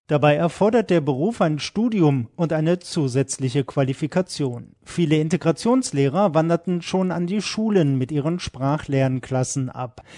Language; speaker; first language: German; native; German